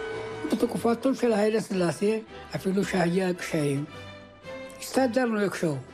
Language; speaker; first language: Hebrew; early bilingual, other home language; Amharic